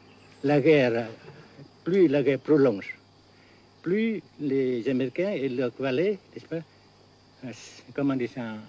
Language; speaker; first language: French; non-native, local second language; Vietnamese